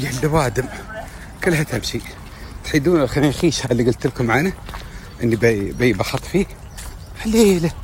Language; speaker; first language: Arabic; native; Arabic